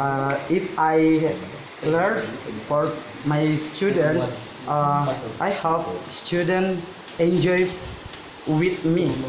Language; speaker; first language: English; non-native, learner; Indonesian